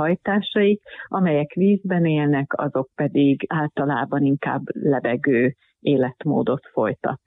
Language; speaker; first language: Hungarian; native; Hungarian